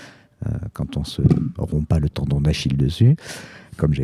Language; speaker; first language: French; native; French